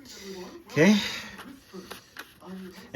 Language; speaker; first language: English; native; English